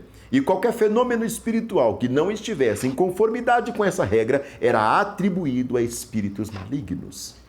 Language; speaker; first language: Portuguese; native; Portuguese